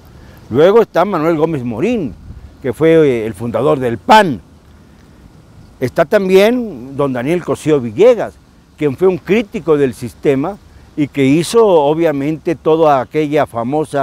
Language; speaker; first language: Spanish; native; Spanish